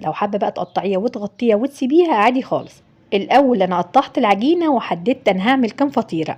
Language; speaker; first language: Arabic; native; Arabic